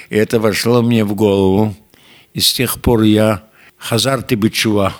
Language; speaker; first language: Russian; non-native, fluent; Yiddish